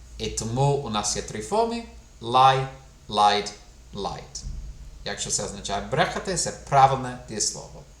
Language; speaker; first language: Ukrainian; non-native, fluent; English